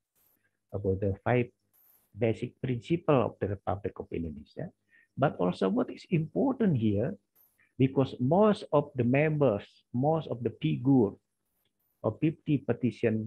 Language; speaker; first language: English; non-native, learner; Indonesian